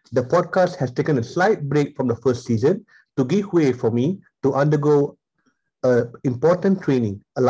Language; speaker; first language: English; non-native, local second language; Tamil